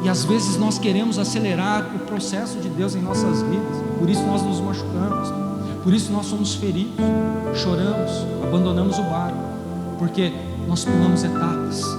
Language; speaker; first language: Portuguese; native; Portuguese